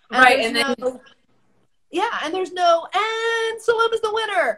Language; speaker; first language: English; native; English